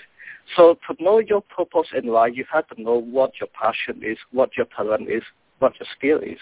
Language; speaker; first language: English; non-native, fluent; Khmer